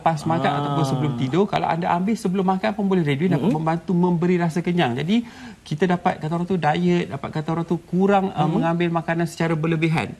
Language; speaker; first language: Malay; native; Malay